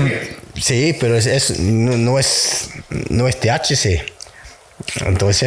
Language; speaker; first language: Spanish; non-native, fluent; French